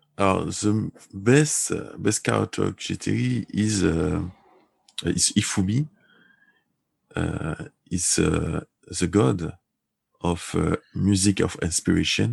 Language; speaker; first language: English; non-native, learner; French